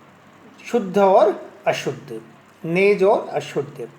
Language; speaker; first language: Hindi; native; Hindi